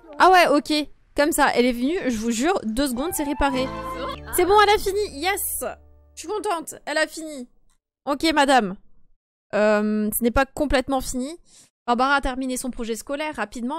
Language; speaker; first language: French; native; French